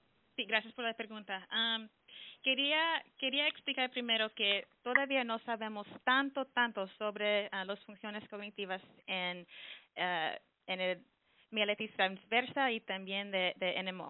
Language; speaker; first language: Spanish; early bilingual, heritage; English